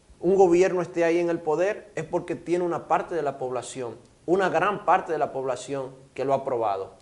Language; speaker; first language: Spanish; native; Spanish